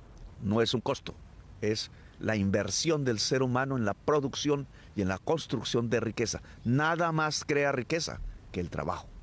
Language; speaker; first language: Spanish; native; Spanish